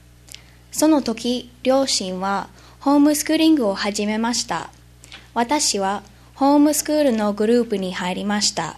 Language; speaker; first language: Japanese; non-native, learner; English